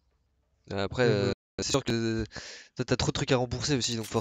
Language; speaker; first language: French; native; French